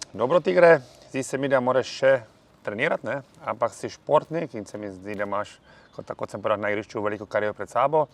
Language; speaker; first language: Slovenian; non-native, fluent; Czech